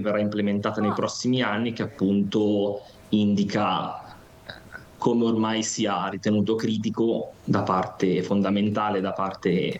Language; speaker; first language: Italian; native; Italian